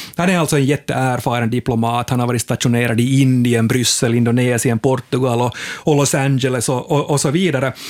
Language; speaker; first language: Swedish; native; Swedish